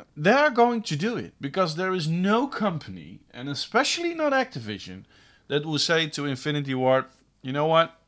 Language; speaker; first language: English; non-native, fluent; Dutch